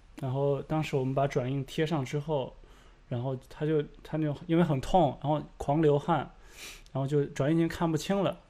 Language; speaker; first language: Chinese; native; Chinese